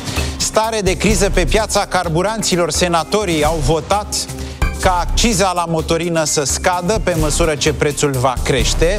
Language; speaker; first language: Romanian; native; Romanian